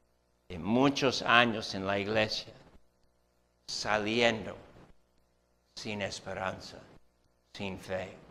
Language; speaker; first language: Spanish; non-native, fluent; English